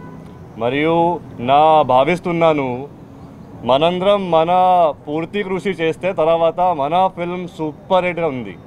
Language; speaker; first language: Telugu; non-native, learner; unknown